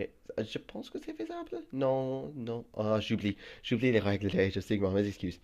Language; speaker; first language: French; non-native, fluent; English